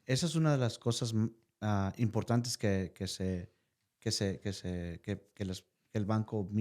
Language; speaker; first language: Spanish; early bilingual, heritage; Spanish